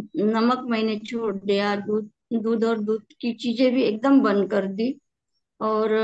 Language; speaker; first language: Hindi; native; Hindi